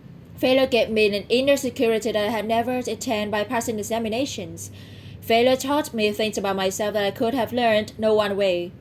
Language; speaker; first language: English; non-native, learner; Vietnamese